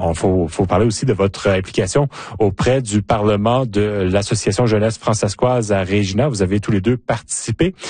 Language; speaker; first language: French; native; French